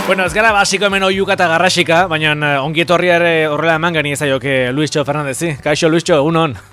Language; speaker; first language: Basque; native; Basque